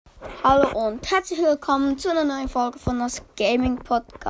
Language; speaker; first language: German; native; German